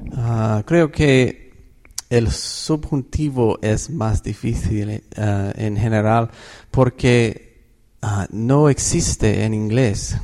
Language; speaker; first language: Spanish; non-native, fluent; English